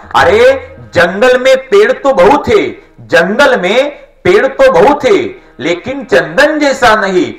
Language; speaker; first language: Hindi; non-native, local second language; Marathi